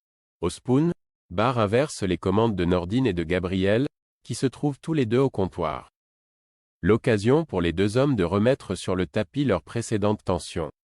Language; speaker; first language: French; native; French